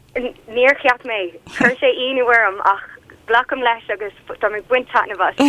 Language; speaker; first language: Irish; non-native, local second language; English